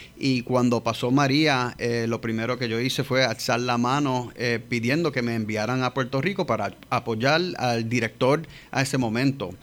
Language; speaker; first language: Spanish; early bilingual, heritage; English